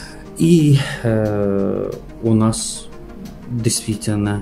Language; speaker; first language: Russian; non-native, fluent; Arabic